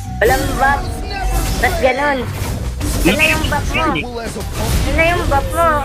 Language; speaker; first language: Filipino; non-native, local second language; Cebuano